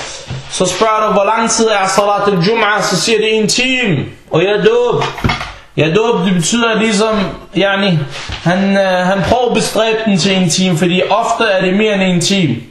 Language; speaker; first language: Danish; non-native, fluent; Arabic